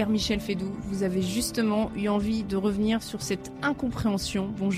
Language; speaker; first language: French; native; French